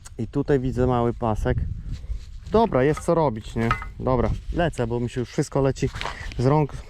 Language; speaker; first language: Polish; native; Polish